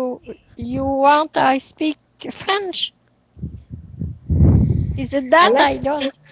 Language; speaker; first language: English; non-native, learner; French